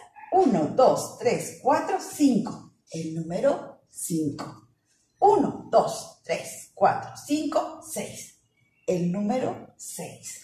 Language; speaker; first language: Spanish; native; Spanish